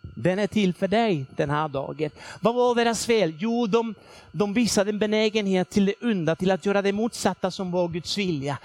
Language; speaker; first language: Swedish; non-native, fluent; Spanish